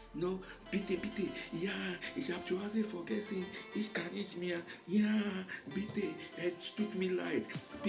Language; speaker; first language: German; non-native, learner; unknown